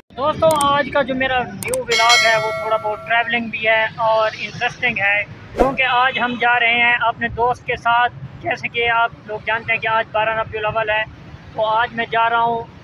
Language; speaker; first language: Urdu; non-native, local second language; Saraiki